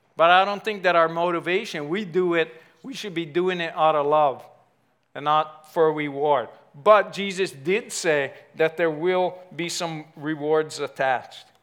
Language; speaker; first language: English; native; English